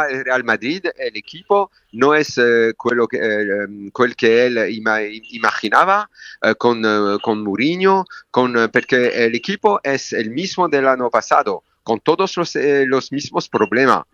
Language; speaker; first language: Spanish; non-native, learner; French